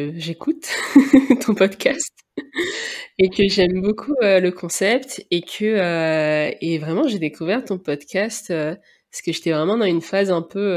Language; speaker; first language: French; native; French